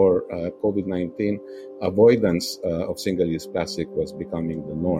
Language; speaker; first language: English; non-native, local second language; Filipino